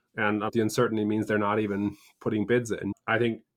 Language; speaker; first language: English; early bilingual, other home language; Norwegian